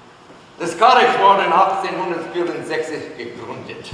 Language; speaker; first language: German; early bilingual, heritage; English